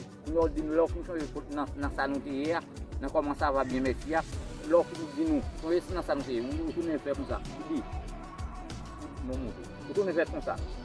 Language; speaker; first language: French; non-native, learner; Haitian Creole